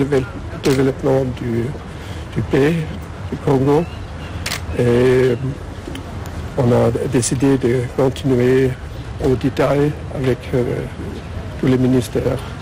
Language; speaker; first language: French; non-native, learner; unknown